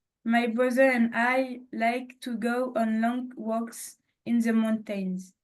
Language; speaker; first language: English; non-native, learner; French